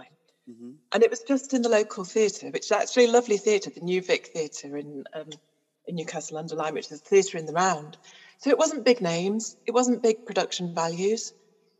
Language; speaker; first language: English; native; English